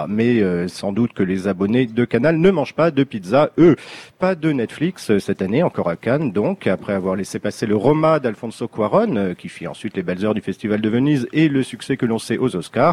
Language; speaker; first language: French; native; French